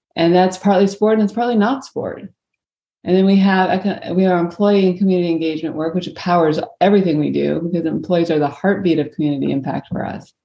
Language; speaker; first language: English; native; English